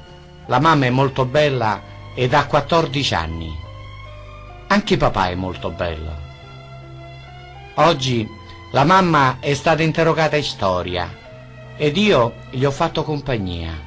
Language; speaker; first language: Italian; native; Italian